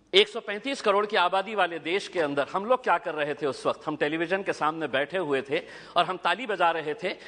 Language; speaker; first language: Hindi; non-native, local second language; Urdu